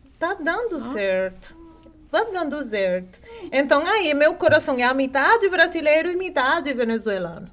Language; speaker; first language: Portuguese; non-native, fluent; Spanish